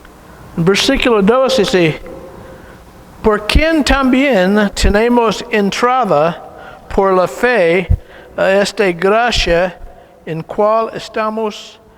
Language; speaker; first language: Spanish; non-native, learner; English